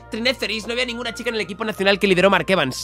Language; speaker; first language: Spanish; native; Spanish